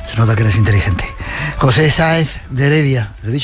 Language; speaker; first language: Spanish; native; Spanish